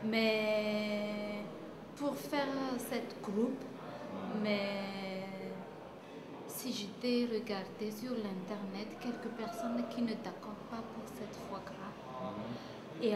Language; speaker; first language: French; non-native, local second language; Malagasy